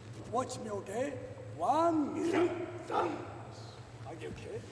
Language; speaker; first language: English; non-native, learner; Japanese